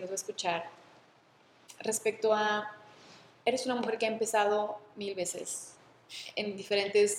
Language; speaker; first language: Spanish; native; Spanish